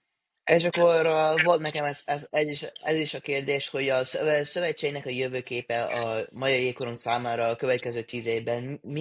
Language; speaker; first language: Hungarian; early bilingual, heritage; English